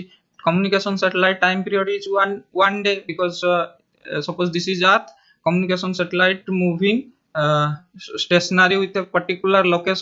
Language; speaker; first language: English; non-native, local second language; Hindi